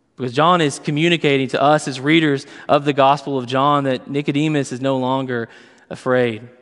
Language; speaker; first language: English; native; English